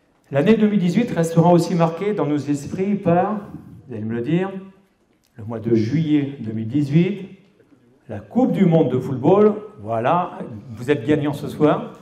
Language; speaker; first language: French; native; French